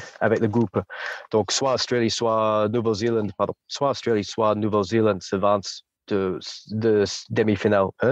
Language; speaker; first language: French; non-native, fluent; English